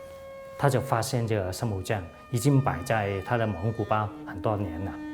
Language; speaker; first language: Chinese; non-native, local second language; Cantonese